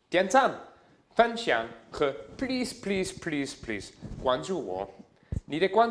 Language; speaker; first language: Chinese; non-native, learner; German